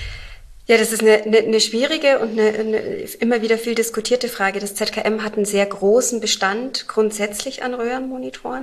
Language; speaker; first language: German; native; German